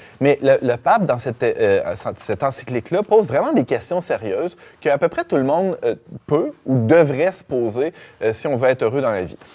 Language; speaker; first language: French; native; French